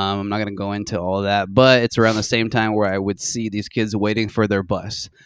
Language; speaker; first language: English; native; English